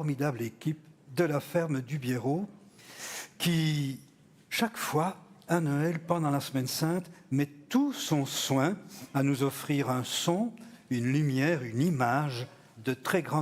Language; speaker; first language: French; native; French